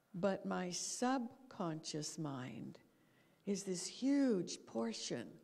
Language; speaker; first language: English; native; English